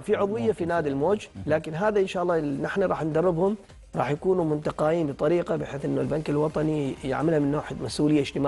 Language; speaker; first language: Arabic; native; Arabic